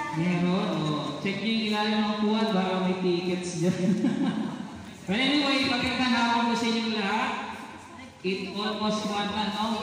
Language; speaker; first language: Filipino; non-native, local second language; Cebuano